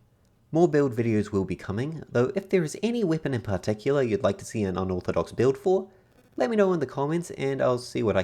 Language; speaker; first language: English; native; English